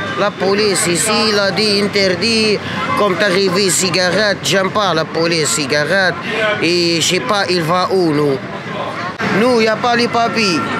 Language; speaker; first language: French; non-native, learner; Arabic